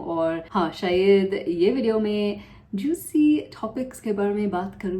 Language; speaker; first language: Hindi; non-native, learner; English